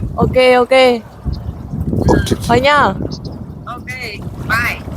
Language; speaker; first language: Korean; non-native, learner; Vietnamese